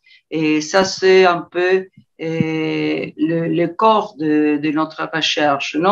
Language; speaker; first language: French; non-native, learner; Spanish